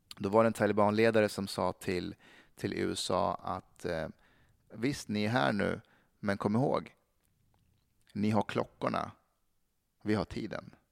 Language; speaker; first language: Swedish; early bilingual, other home language; Persian